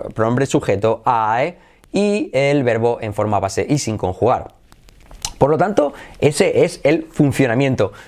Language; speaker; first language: Spanish; native; Spanish